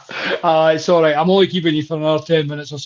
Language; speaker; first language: English; native; English